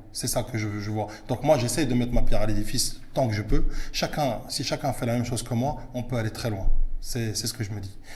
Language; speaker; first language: French; early bilingual, other home language; Arabic